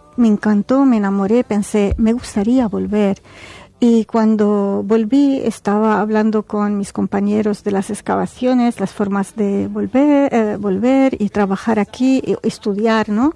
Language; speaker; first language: Spanish; non-native, fluent; Arabic